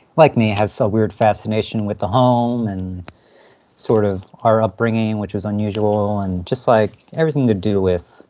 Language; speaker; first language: English; native; English